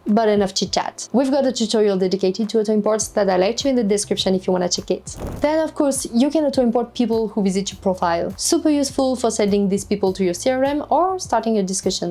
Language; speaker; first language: English; non-native, fluent; French